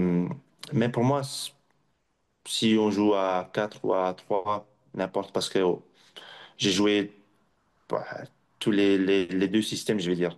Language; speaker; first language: French; non-native, local second language; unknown